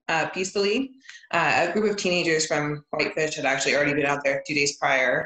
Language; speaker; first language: English; native; English